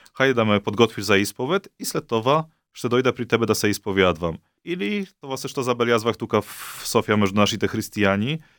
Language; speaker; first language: Bulgarian; non-native, fluent; Polish